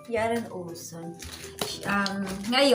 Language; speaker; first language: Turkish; non-native, learner; Filipino